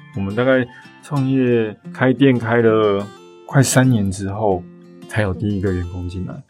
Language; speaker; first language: Chinese; native; Chinese